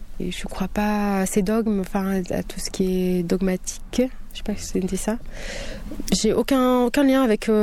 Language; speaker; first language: French; non-native, local second language; Kabyle